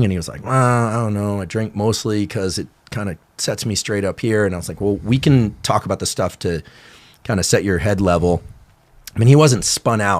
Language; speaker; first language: English; native; English